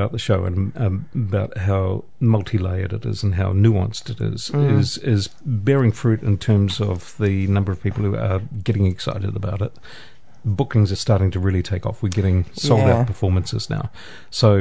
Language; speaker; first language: English; native; English